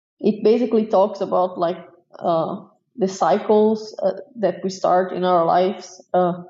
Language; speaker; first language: English; non-native, fluent; Portuguese